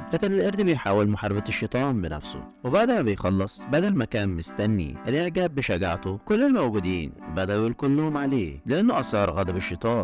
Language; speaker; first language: Arabic; native; Arabic